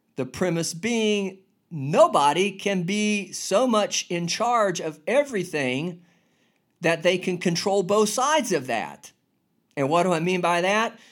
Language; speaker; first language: English; native; English